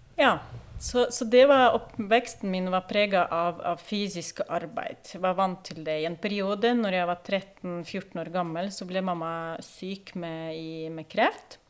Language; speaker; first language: Norwegian; non-native, fluent; Ukrainian